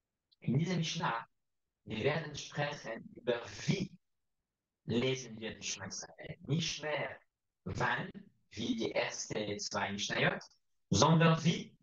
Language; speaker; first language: German; non-native, fluent; Hebrew